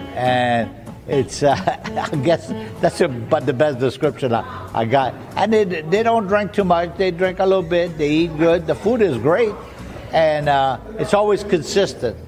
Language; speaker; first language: English; early bilingual, other home language; French